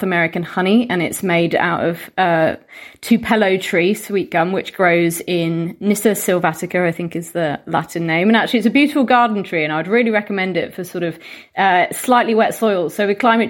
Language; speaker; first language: English; native; English